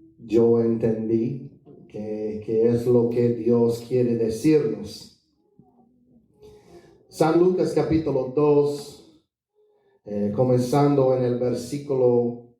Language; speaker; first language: Spanish; non-native, fluent; English